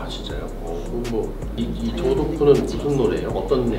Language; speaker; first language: Korean; native; Korean